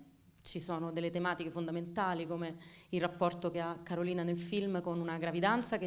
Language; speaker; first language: Italian; native; Italian